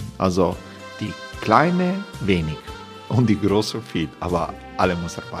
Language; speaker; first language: German; non-native, fluent; Croatian